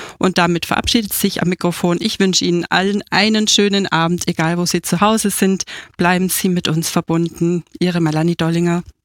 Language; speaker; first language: German; native; German